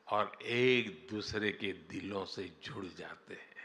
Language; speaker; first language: Hindi; non-native, local second language; Gujarati